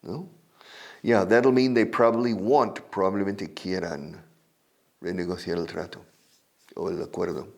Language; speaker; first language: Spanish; non-native, fluent; English